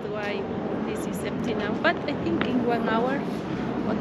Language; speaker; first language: English; non-native, learner; Spanish